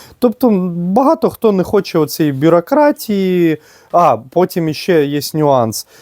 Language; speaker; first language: Ukrainian; non-native, local second language; Russian